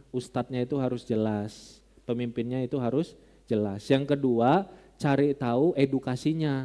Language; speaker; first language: Indonesian; non-native, local second language; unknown